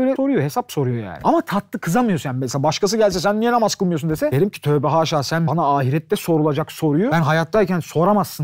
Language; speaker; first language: Turkish; native; Turkish